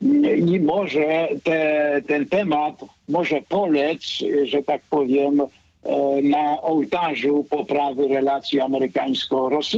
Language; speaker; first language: Polish; native; Polish